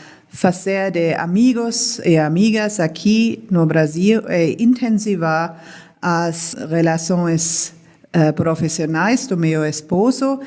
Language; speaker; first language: Portuguese; non-native, learner; German